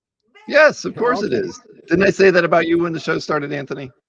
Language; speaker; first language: English; native; English